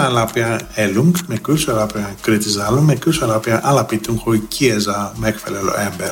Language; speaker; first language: Hungarian; non-native, learner; Greek